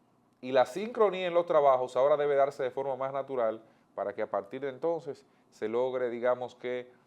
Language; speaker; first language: Spanish; native; Spanish